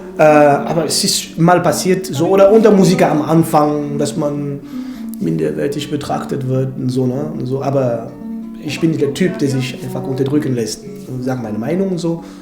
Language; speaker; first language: German; non-native, fluent; French